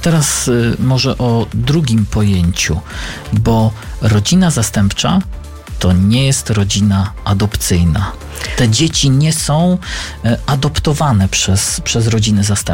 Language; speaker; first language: Polish; native; Polish